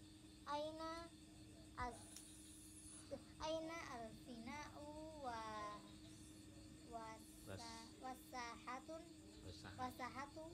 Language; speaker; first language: Arabic; non-native, learner; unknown